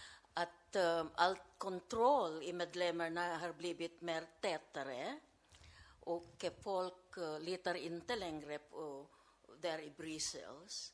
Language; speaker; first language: Swedish; non-native, fluent; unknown